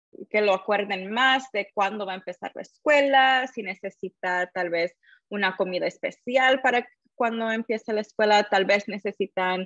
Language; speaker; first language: Spanish; early bilingual, heritage; Spanish